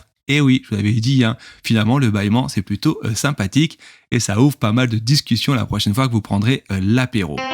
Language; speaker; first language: French; native; French